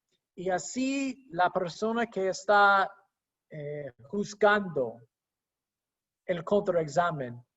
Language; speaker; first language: Spanish; non-native, fluent; English